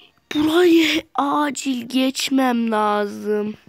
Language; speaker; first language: Turkish; native; Turkish